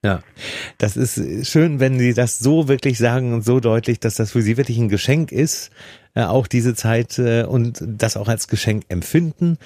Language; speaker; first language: German; native; German